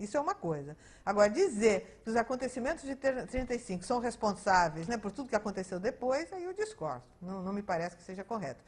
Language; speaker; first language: Portuguese; early bilingual, other home language; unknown